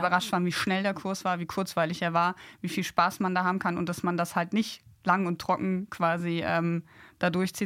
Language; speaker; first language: German; native; German